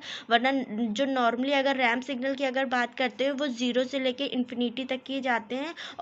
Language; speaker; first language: Hindi; native; Hindi